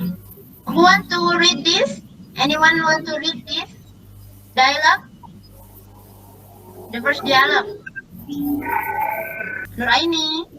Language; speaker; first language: English; non-native, learner; Indonesian